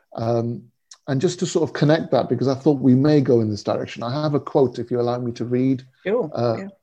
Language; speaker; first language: English; native; English